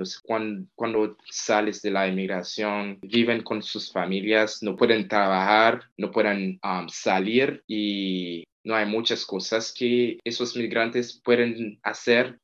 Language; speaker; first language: Spanish; non-native, fluent; Haitian Creole